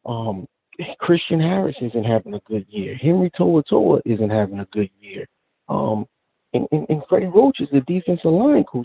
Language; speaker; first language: English; native; English